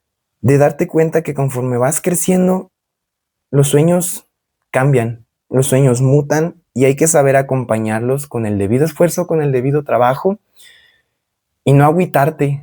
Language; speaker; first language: Spanish; native; Spanish